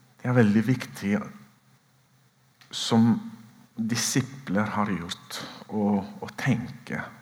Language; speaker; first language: Norwegian; non-native, fluent; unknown